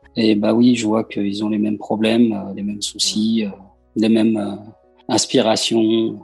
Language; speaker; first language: French; early bilingual, other home language; Persian